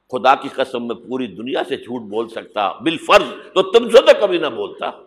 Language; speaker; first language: Urdu; native; Urdu